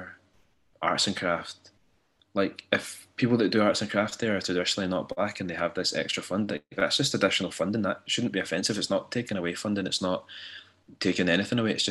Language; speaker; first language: English; native; English